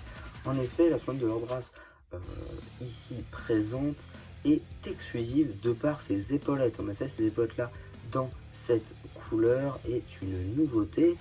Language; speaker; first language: French; native; French